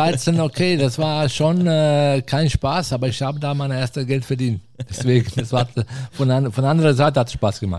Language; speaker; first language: German; non-native, fluent; Italian